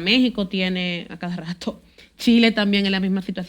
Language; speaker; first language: Spanish; native; Spanish